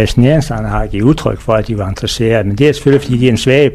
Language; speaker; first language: Danish; native; Danish